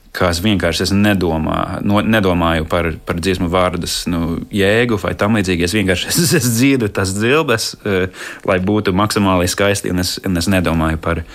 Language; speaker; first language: Latvian; non-native, fluent; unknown